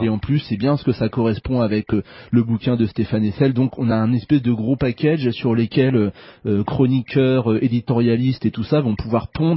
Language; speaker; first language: French; native; French